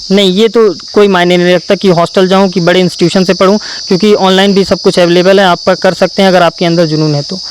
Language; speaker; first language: Hindi; native; Hindi